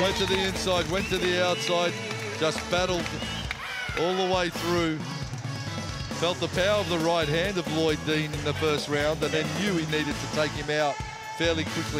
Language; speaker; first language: English; native; English